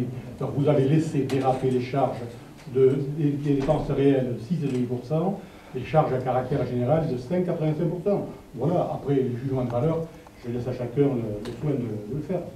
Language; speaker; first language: French; native; French